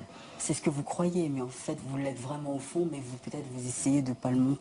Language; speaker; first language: French; native; French